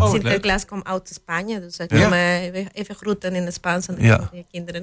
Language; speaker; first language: Dutch; non-native, fluent; Spanish